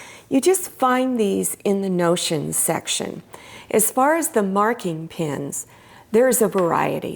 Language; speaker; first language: English; native; English